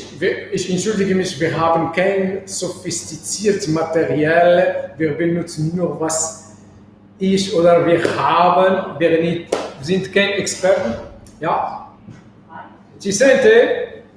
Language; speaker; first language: German; non-native, fluent; Arabic